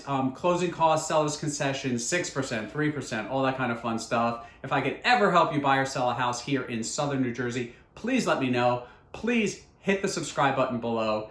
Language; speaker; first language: English; native; English